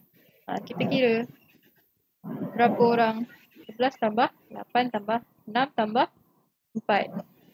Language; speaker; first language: Malay; native; Malay